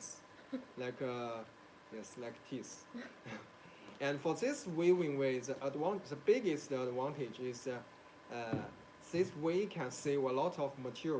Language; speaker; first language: English; non-native, learner; Chinese